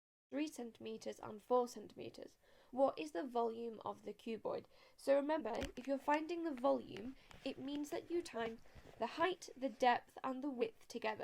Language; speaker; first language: English; native; English